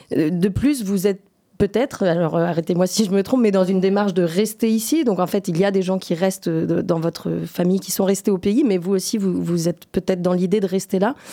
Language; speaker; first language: French; native; French